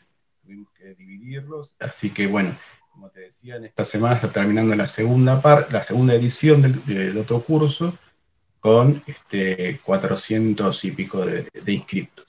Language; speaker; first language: Spanish; native; Spanish